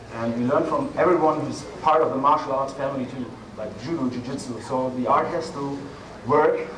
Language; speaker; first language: English; non-native, fluent; German